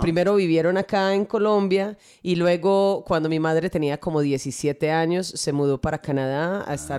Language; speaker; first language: Spanish; native; Spanish